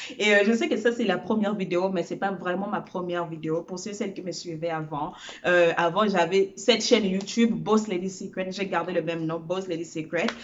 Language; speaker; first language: French; early bilingual, other home language; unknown